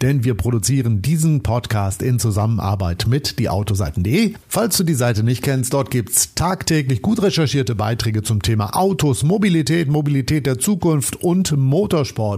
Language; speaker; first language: German; native; German